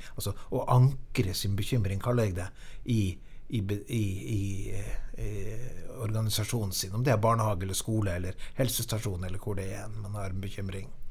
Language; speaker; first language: Norwegian; native; Norwegian